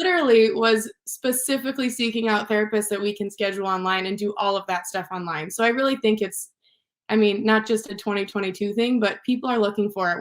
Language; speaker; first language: English; native; English